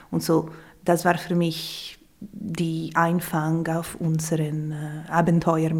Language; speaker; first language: German; non-native, local second language; Italian